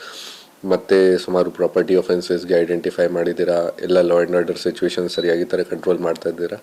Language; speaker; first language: Kannada; non-native, fluent; Hindi